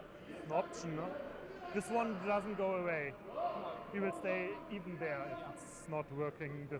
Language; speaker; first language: English; non-native, fluent; German